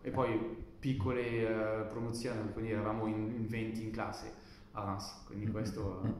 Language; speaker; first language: Italian; non-native, fluent; French